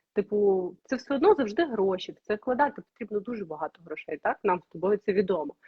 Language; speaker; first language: Ukrainian; native; Ukrainian